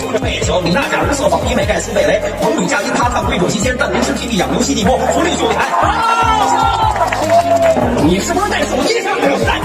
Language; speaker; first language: Chinese; native; Chinese